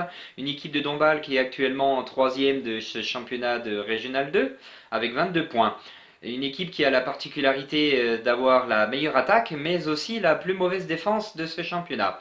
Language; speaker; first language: French; native; French